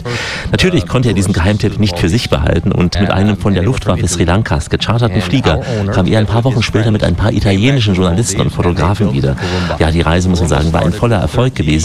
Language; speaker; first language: German; native; German